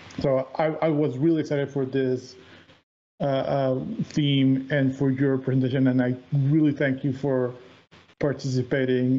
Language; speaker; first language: English; native; English